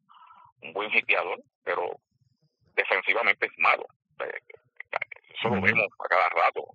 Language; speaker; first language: Spanish; native; Spanish